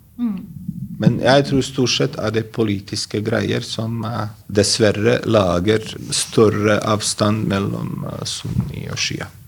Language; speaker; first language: Norwegian; non-native, fluent; Bosnian